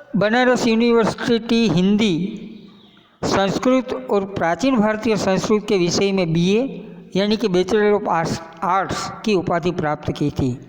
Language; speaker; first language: Hindi; non-native, local second language; Gujarati